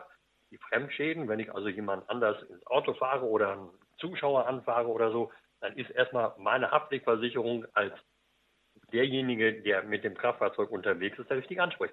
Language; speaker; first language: German; native; German